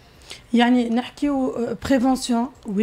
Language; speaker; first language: Arabic; native; Arabic